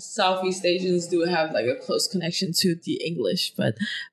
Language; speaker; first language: English; non-native, fluent; Danish